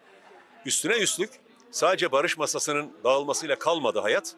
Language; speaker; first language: Turkish; native; Turkish